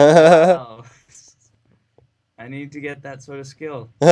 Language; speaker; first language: English; native; English